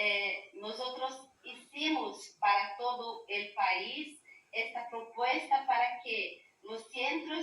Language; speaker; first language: Spanish; non-native, learner; Portuguese